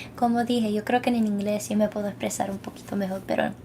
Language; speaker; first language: Spanish; early bilingual, other home language; English